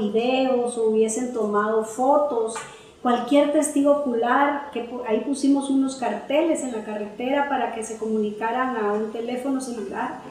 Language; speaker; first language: Spanish; native; Spanish